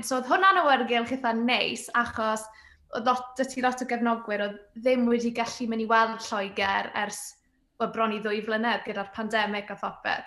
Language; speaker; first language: Welsh; native; Welsh